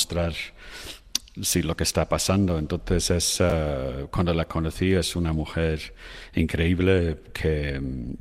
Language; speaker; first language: Spanish; non-native, fluent; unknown